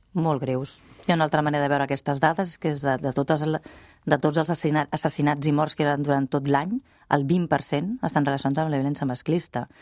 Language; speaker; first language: Catalan; native; Catalan